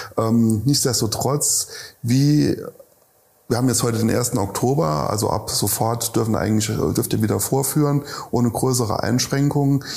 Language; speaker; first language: German; native; German